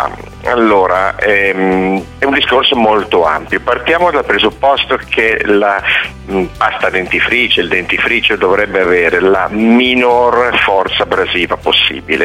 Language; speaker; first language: Italian; native; Italian